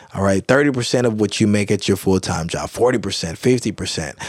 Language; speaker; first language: English; native; English